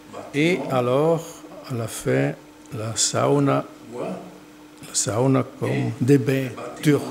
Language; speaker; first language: French; non-native, learner; German